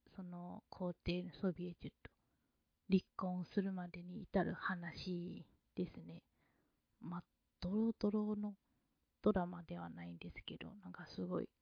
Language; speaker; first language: Japanese; non-native, fluent; Chinese